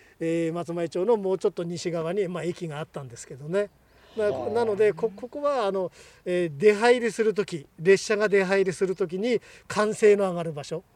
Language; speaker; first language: Japanese; native; Japanese